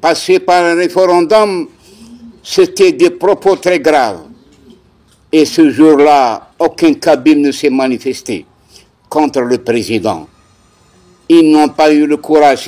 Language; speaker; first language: French; non-native, local second language; Kabyle